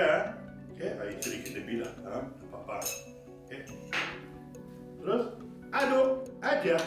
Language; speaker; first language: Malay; non-native, fluent; French